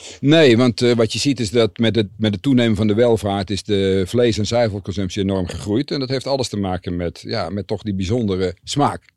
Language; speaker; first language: Dutch; native; Dutch